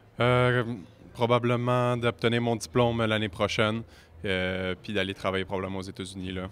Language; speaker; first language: French; native; French